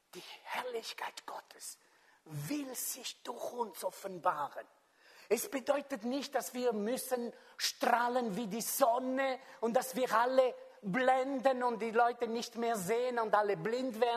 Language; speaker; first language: German; non-native, fluent; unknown